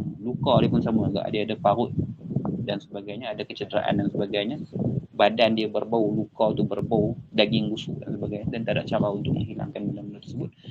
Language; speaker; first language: Malay; native; Malay